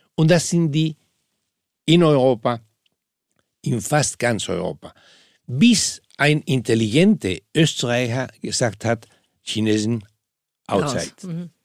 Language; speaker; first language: German; non-native, fluent; Spanish